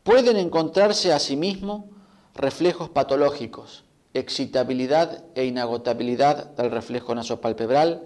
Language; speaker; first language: Spanish; native; Spanish